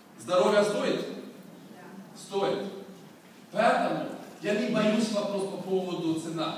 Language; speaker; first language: Russian; non-native, learner; Swedish